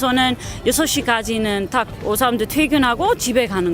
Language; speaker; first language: Korean; non-native, learner; Dutch